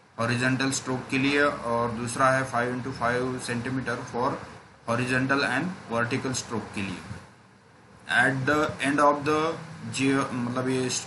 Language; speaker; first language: Hindi; non-native, local second language; Marathi